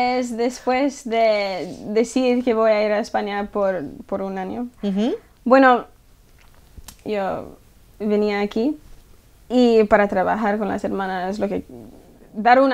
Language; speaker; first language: Spanish; early bilingual, heritage; English